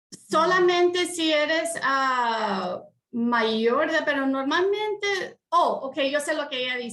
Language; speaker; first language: Spanish; early bilingual, heritage; Spanish